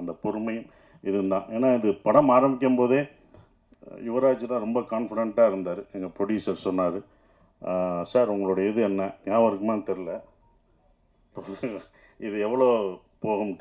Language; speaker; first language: Tamil; native; Tamil